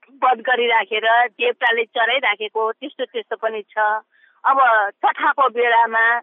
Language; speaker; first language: Nepali; non-native, local second language; Newari